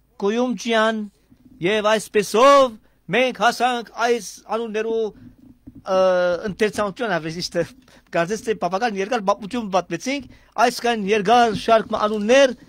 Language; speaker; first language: Armenian; early bilingual, heritage; Armenian